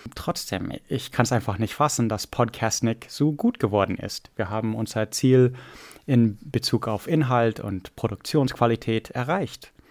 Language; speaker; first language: German; non-native, fluent; English